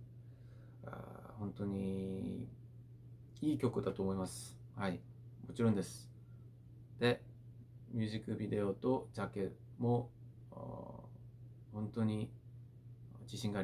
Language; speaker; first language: Japanese; non-native, learner; Korean